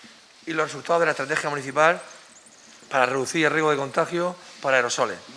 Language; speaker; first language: Spanish; native; Spanish